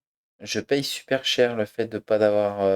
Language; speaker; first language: French; native; French